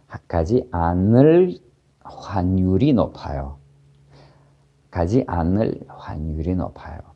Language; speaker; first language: Korean; non-native, fluent; Ukrainian